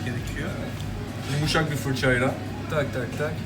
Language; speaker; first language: Turkish; non-native, learner; French